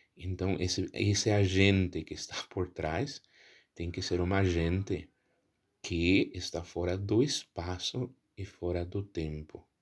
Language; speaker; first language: Portuguese; non-native, fluent; Spanish